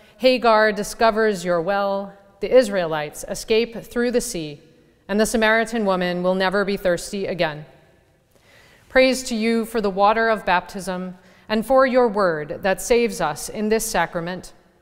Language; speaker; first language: English; native; English